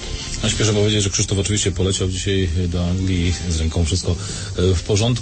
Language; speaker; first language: Polish; native; Polish